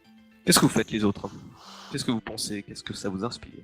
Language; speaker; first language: French; native; French